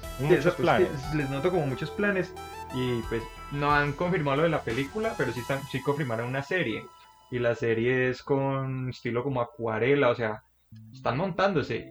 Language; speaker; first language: Spanish; native; Spanish